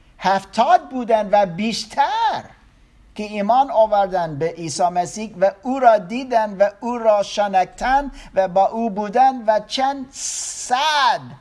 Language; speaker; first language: Persian; non-native, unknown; German